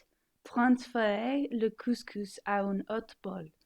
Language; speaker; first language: French; non-native, learner; English